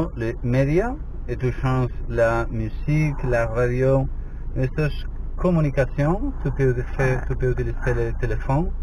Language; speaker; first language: French; non-native, learner; Spanish